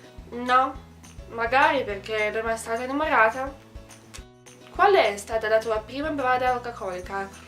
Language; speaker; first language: Italian; non-native, learner; Russian